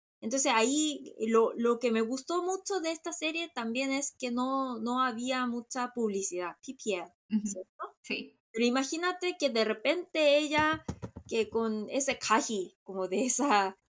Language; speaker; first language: Spanish; non-native, fluent; Korean